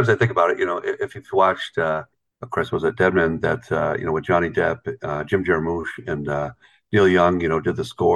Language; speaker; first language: English; native; English